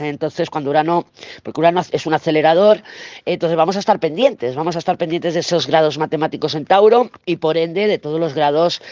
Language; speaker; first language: Spanish; native; Spanish